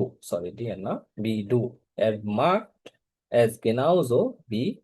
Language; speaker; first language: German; non-native, fluent; Bangla